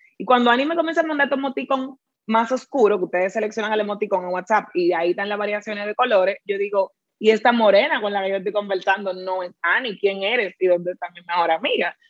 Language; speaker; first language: Spanish; native; Spanish